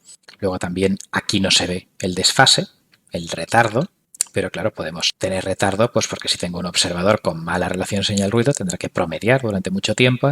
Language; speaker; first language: Spanish; native; Spanish